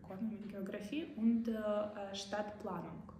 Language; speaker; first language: German; non-native, learner; Ukrainian